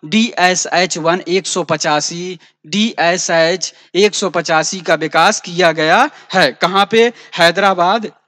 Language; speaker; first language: Hindi; native; Hindi